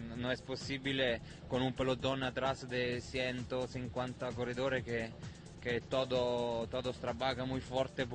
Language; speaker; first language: Spanish; non-native, fluent; Italian